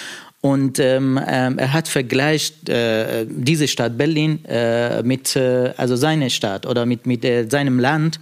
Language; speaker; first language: German; non-native, fluent; Persian